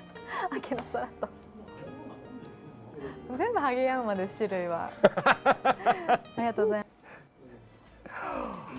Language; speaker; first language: Japanese; native; Japanese